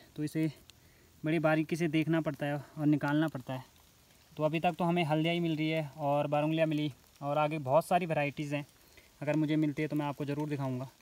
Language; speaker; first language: Hindi; native; Hindi